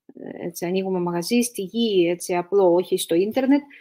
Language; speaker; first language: Greek; non-native, fluent; Russian